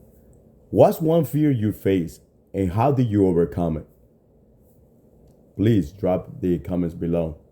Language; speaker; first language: English; non-native, fluent; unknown